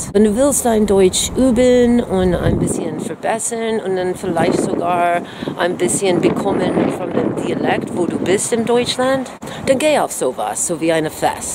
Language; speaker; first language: German; non-native, fluent; English